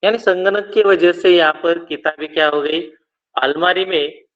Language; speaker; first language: Hindi; non-native, local second language; Marathi